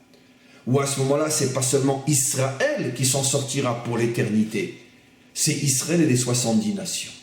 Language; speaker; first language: French; native; French